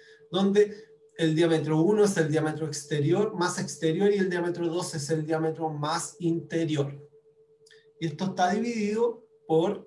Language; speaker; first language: Spanish; native; Spanish